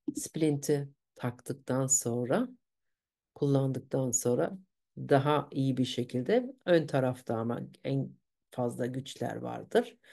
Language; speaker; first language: Turkish; early bilingual, heritage; Turkish